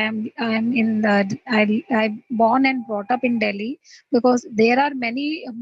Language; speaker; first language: English; non-native, learner; Hindi